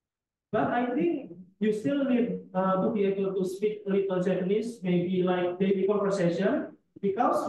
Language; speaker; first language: English; non-native, fluent; Indonesian